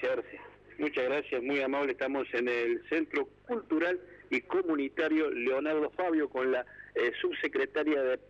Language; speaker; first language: Spanish; native; Spanish